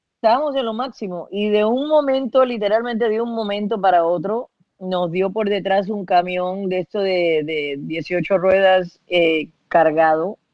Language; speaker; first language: Spanish; early bilingual, heritage; Spanish